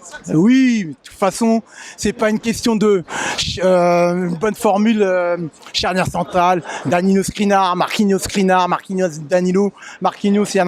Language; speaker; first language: French; native; French